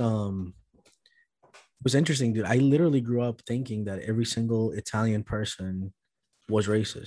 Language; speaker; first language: English; early bilingual, other home language; Spanish